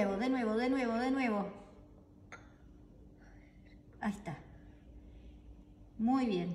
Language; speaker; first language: Spanish; native; Spanish